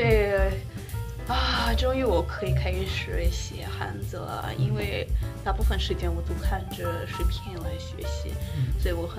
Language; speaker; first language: Chinese; non-native, learner; Russian